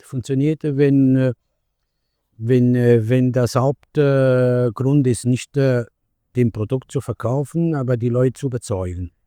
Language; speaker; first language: German; non-native, fluent; Italian